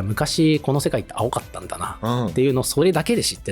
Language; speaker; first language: Japanese; native; Japanese